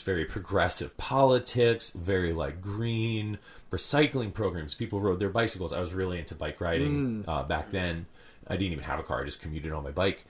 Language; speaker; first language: English; native; English